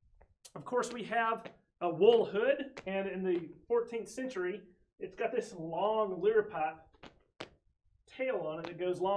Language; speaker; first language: English; native; English